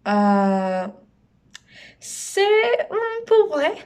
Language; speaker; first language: French; non-native, learner; Spanish